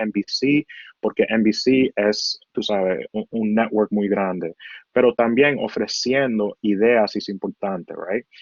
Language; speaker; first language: Spanish; early bilingual, heritage; Spanish